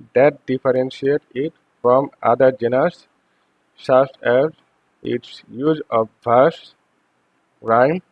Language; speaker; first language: English; non-native, local second language; Bangla